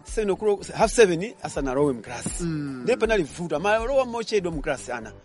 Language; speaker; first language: Nyanja; non-native, local second language; Tumbuka